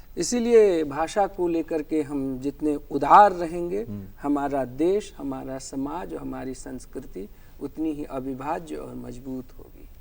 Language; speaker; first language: Hindi; non-native, local second language; Maithili